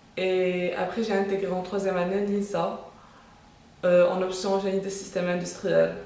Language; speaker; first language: French; non-native, local second language; Arabic